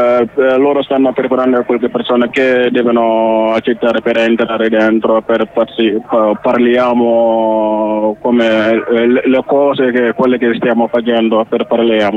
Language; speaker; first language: Italian; non-native, learner; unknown